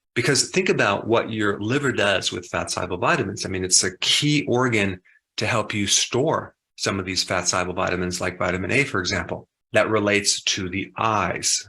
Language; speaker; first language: English; native; English